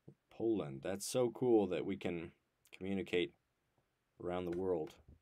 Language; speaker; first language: English; native; English